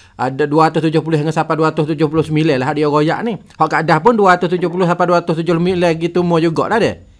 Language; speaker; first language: Malay; native; Malay